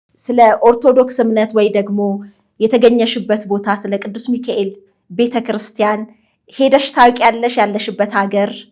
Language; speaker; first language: Amharic; native; Amharic